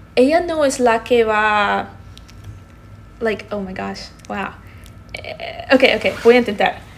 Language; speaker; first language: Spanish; non-native, fluent; English